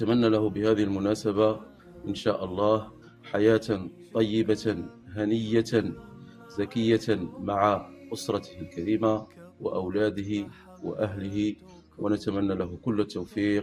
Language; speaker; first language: Arabic; native; Arabic